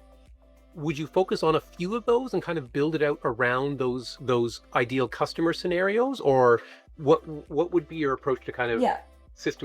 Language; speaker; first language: English; native; English